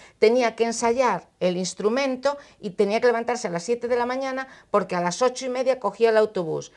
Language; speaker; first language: Spanish; native; Spanish